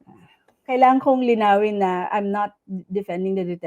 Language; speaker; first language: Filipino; non-native, local second language; Cebuano